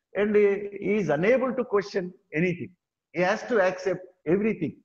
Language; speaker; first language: English; non-native, local second language; Telugu